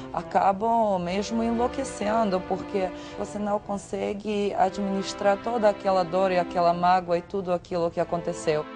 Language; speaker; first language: Portuguese; non-native, fluent; Serbian